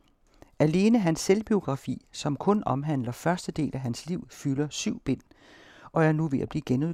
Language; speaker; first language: Danish; native; Danish